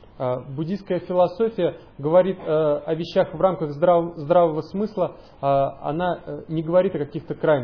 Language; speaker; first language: Russian; native; Russian